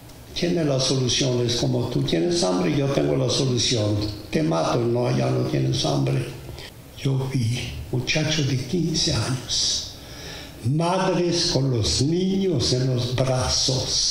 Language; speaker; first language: Spanish; non-native, fluent; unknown